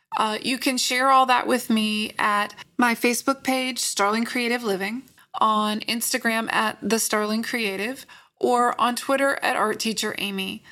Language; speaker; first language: English; native; English